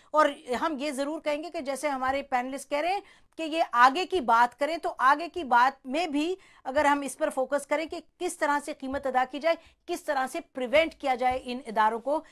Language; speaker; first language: Urdu; native; Urdu